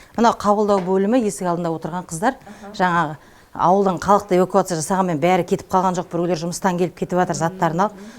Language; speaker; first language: Kazakh; native; Kazakh